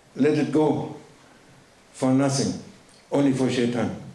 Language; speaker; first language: English; non-native, fluent; German